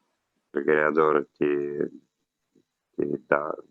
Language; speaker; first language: Spanish; non-native, learner; Italian